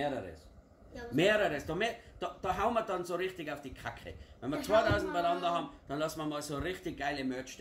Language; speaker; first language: German; native; German